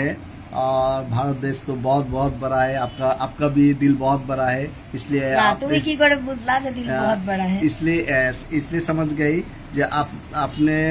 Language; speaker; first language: Hindi; non-native, learner; Bangla